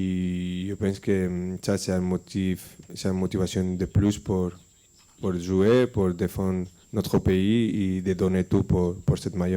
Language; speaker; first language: French; non-native, fluent; Spanish